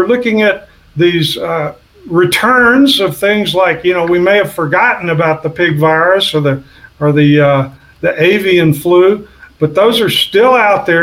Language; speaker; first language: English; native; English